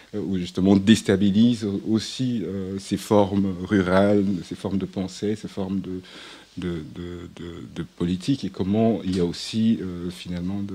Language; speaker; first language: French; non-native, local second language; Swahili